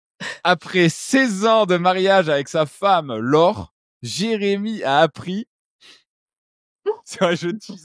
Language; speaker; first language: French; native; French